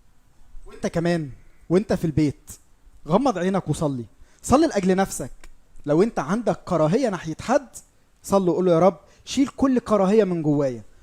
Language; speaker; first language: Arabic; native; Arabic